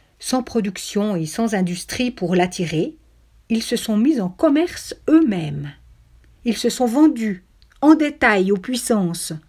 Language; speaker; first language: French; native; French